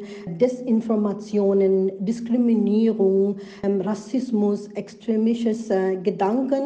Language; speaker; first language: German; non-native, learner; Rohingya